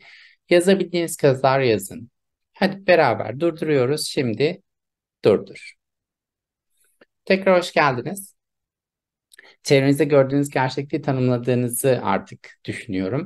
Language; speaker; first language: Turkish; native; Turkish